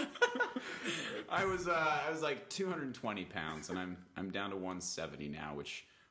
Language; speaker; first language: English; native; English